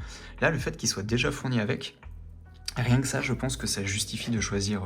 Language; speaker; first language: French; native; French